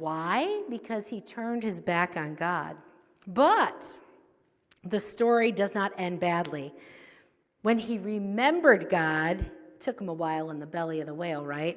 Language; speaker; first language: English; native; English